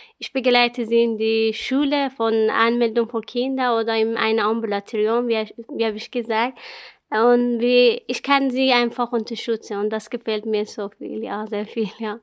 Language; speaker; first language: German; non-native, learner; Persian